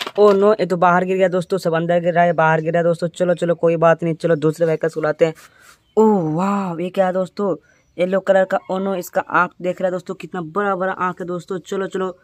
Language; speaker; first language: Hindi; native; Hindi